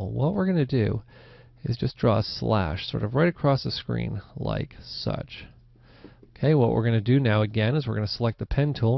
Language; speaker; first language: English; native; English